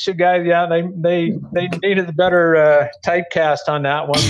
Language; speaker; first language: English; native; English